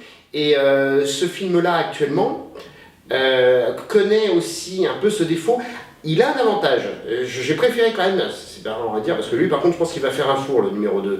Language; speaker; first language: French; native; French